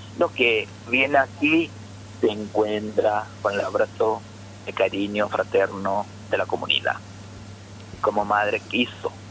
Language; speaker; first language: Spanish; non-native, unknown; Malayalam